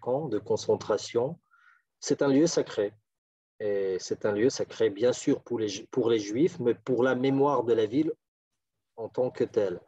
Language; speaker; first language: French; non-native, fluent; Ukrainian